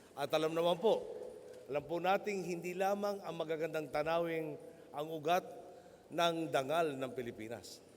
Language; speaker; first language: Filipino; native; Filipino